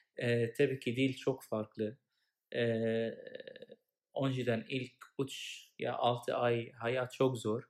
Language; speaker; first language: Turkish; non-native, learner; Arabic